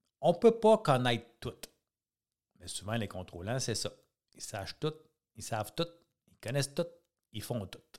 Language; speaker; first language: French; native; French